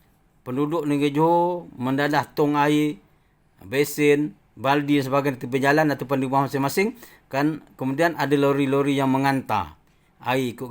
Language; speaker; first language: Malay; native; Malay